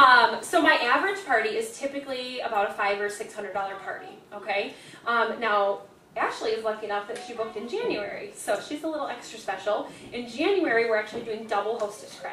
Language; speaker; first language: English; native; English